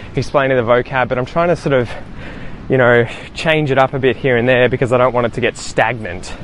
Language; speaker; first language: English; native; English